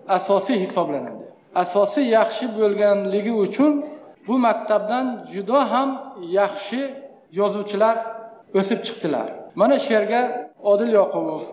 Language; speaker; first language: Uzbek; non-native, fluent; Tajik